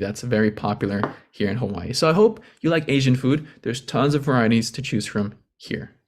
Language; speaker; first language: English; native; English